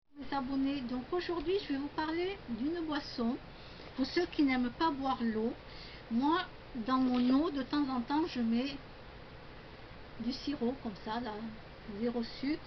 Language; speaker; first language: French; native; French